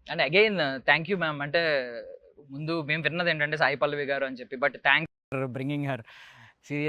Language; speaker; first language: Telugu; native; Telugu